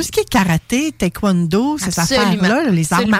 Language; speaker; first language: French; native; French